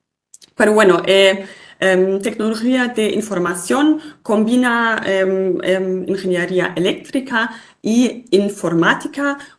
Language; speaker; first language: Spanish; non-native, fluent; German